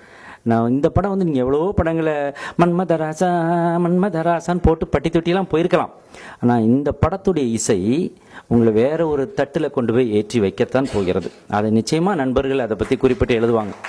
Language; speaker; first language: Tamil; native; Tamil